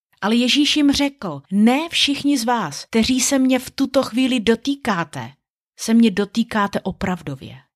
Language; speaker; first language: Czech; native; Czech